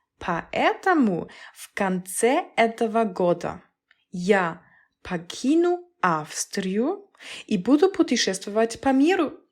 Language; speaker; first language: Russian; non-native, learner; German